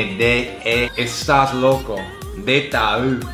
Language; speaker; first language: Spanish; non-native, fluent; English